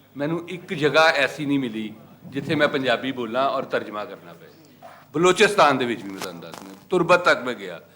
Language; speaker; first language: Punjabi; native; Punjabi